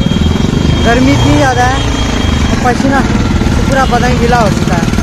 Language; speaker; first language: Hindi; non-native, local second language; Nepali